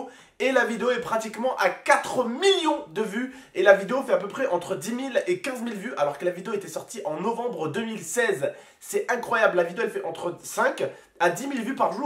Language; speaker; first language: French; native; French